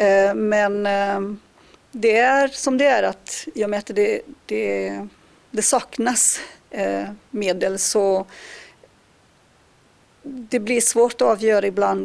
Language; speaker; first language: Swedish; non-native, fluent; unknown